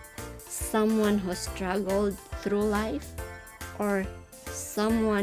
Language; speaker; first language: English; non-native, local second language; Filipino